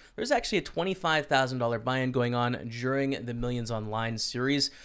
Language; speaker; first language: English; native; English